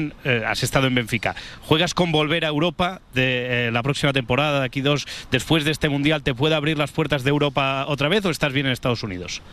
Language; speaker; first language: Spanish; native; Spanish